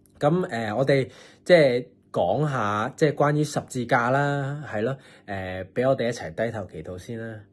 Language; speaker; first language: Cantonese; native; Cantonese